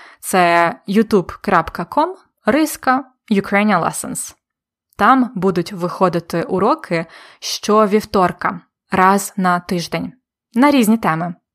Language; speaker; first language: Ukrainian; native; Ukrainian